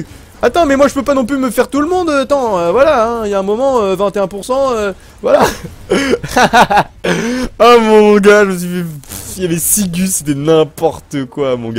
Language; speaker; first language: French; native; French